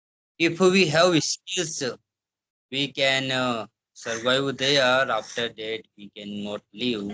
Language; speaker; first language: English; non-native, learner; Hindi